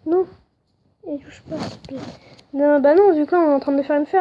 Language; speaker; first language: French; native; French